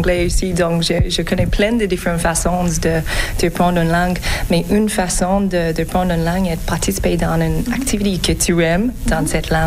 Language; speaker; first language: French; non-native, learner; English